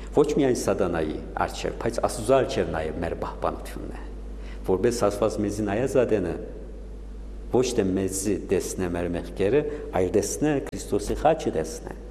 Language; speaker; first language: Armenian; native; Armenian